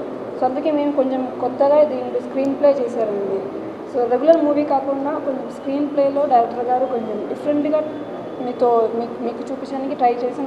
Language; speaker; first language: Telugu; non-native, fluent; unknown